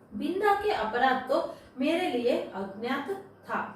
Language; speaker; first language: Hindi; non-native, local second language; Kannada